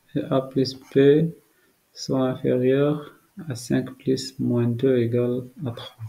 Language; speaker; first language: French; non-native, local second language; Arabic